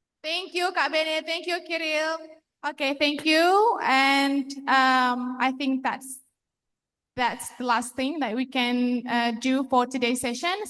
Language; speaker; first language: English; non-native, fluent; Indonesian